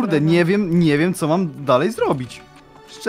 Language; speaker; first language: Polish; native; Polish